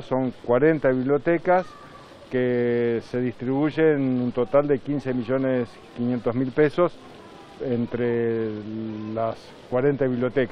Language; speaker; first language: Spanish; native; Spanish